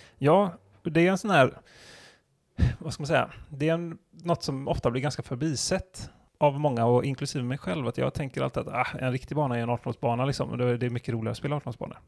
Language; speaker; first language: Swedish; native; Swedish